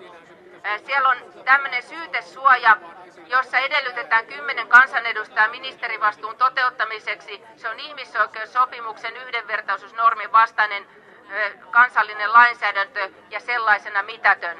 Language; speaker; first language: Finnish; native; Finnish